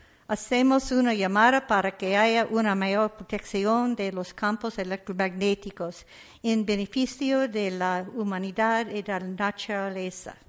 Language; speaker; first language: Spanish; non-native, learner; English